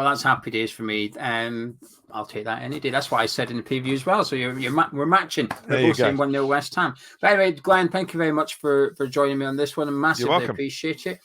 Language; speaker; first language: English; native; English